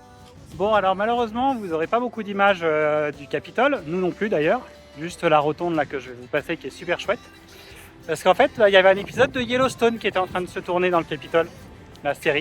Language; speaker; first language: French; native; French